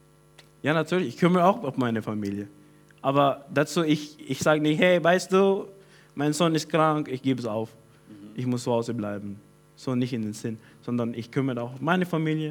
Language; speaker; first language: German; non-native, fluent; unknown